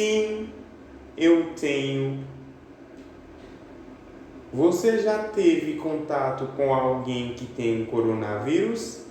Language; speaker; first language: Portuguese; non-native, fluent; Haitian Creole